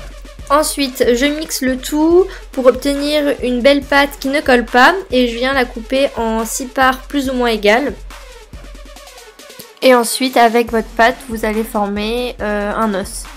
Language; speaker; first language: French; native; French